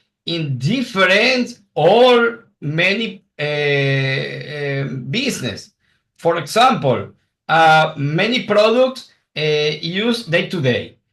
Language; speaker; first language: English; non-native, learner; Spanish